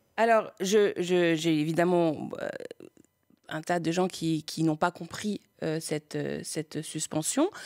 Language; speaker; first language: French; early bilingual, other home language; Spanish